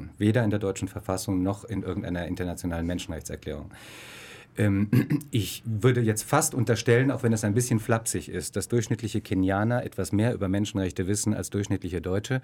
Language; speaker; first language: German; native; German